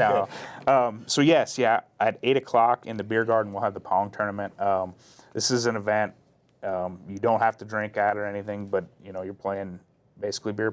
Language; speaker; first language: English; native; English